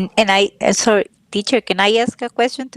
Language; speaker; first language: English; non-native, learner; Spanish